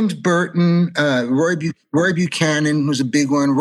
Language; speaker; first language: English; native; English